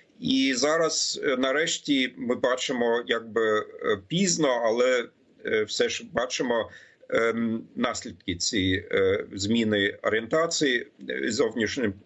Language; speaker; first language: Ukrainian; non-native, fluent; German